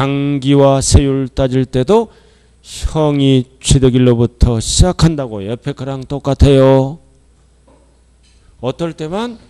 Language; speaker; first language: Korean; native; Korean